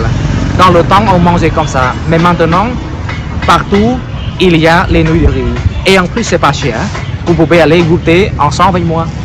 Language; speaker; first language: French; non-native, fluent; Khmer